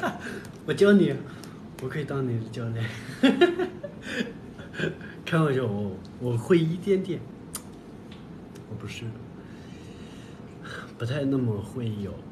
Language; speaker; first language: Chinese; non-native, local second language; Tibetan